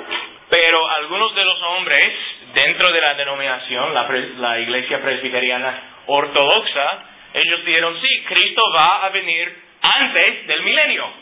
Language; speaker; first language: Spanish; non-native, fluent; English